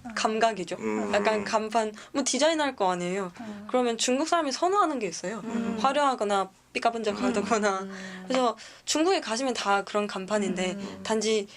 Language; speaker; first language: Korean; native; Korean